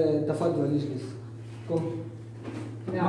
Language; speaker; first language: Arabic; non-native, fluent; Urdu